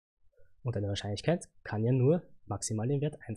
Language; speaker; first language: German; native; German